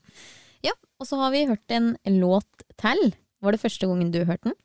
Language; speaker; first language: Norwegian; native; Norwegian